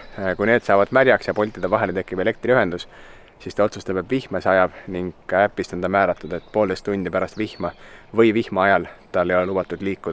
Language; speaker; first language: Estonian; native; Estonian